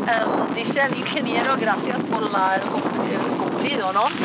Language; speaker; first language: Spanish; non-native, fluent; Czech